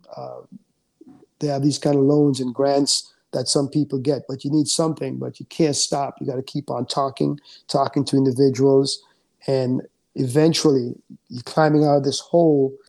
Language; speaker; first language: English; native; English